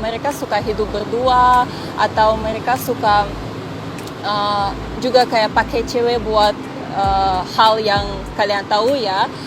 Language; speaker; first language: Indonesian; non-native, fluent; Russian